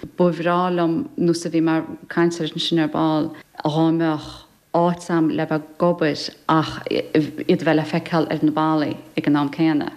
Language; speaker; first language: Irish; native; Irish